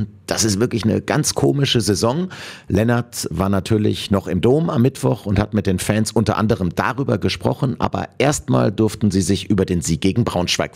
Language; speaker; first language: German; native; German